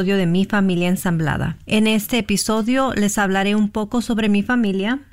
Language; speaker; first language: Spanish; early bilingual, heritage; Spanish